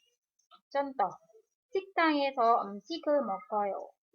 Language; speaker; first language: Korean; non-native, fluent; Indonesian